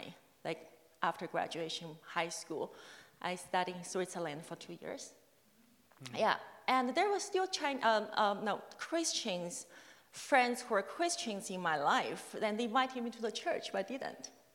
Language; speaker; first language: English; non-native, fluent; Chinese